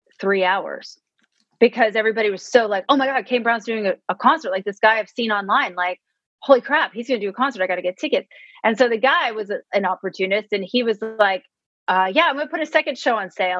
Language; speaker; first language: English; native; English